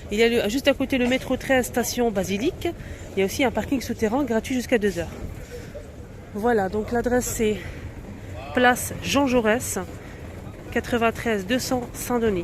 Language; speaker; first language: French; native; French